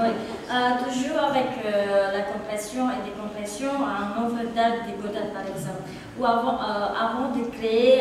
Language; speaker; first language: French; non-native, fluent; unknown